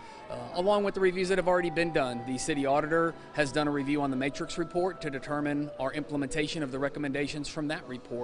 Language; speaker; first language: English; native; English